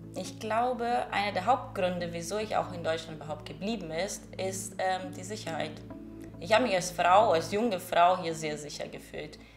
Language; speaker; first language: German; non-native, fluent; Portuguese